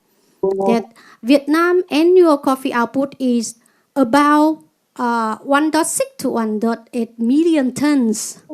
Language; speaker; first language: English; non-native, learner; Vietnamese